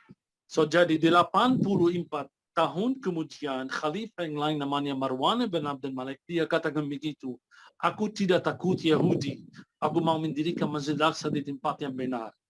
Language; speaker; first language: Indonesian; non-native, fluent; Arabic